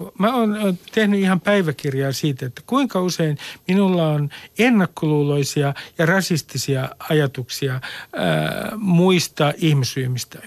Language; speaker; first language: Finnish; native; Finnish